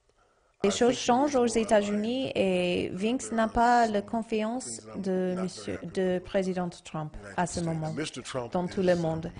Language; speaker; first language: French; non-native, learner; English